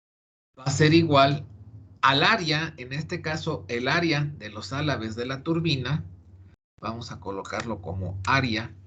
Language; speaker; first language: Spanish; native; Spanish